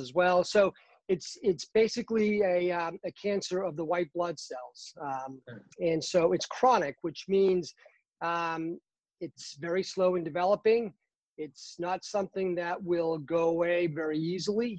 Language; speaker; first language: English; native; English